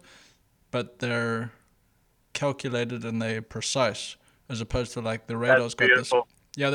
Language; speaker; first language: English; native; English